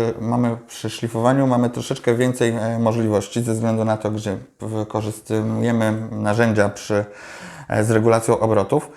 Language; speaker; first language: Polish; native; Polish